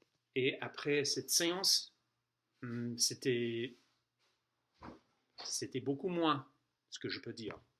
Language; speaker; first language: French; non-native, fluent; English